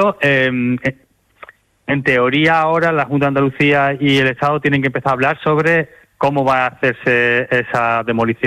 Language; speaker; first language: Spanish; native; Spanish